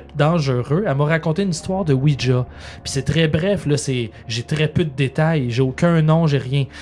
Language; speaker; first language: French; native; French